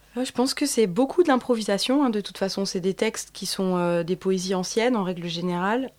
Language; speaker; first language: French; native; French